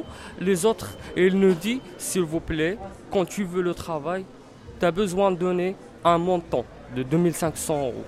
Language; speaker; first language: French; non-native, learner; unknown